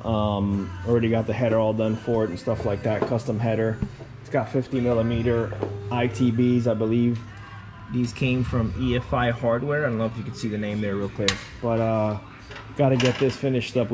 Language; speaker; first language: English; native; English